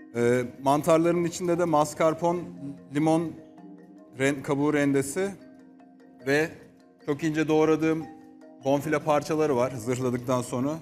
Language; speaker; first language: Turkish; native; Turkish